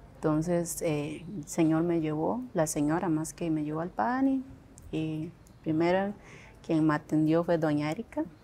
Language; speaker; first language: Spanish; non-native, local second language; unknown